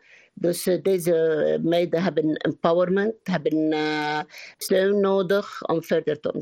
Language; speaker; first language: Dutch; non-native, learner; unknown